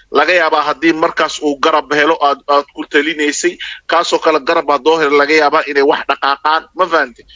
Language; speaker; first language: Somali; non-native, local second language; Maay